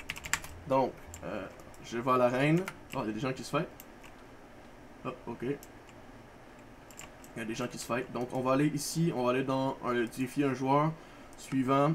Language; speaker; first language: French; native; French